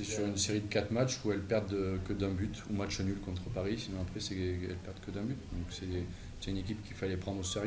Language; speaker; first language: French; native; French